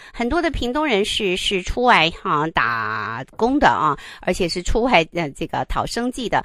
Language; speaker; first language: Chinese; native; Chinese